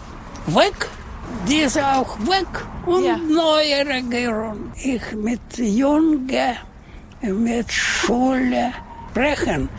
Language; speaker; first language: German; non-native, learner; Russian